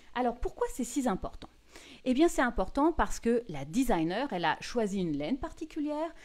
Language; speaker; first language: French; native; French